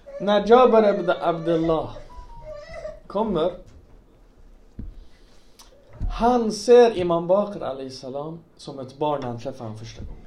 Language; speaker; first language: Swedish; non-native, local second language; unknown